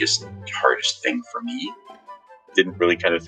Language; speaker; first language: English; native; English